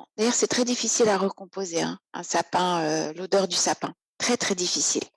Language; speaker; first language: French; native; French